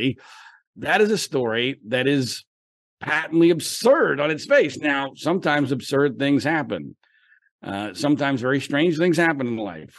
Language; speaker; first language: English; native; English